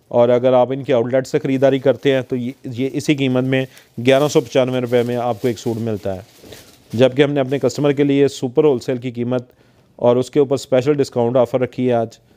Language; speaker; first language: Urdu; non-native, local second language; Punjabi